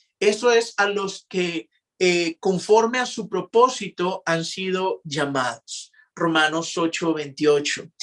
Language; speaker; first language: Spanish; native; Spanish